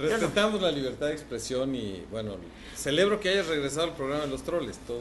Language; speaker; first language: Spanish; native; Spanish